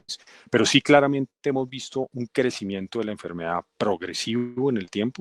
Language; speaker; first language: Spanish; native; Spanish